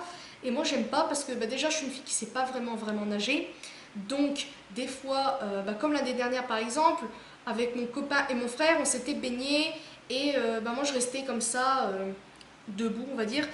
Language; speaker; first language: French; native; French